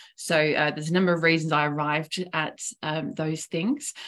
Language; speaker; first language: English; native; English